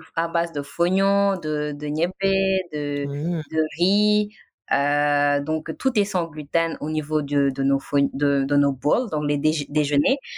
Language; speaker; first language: French; non-native, local second language; Wolof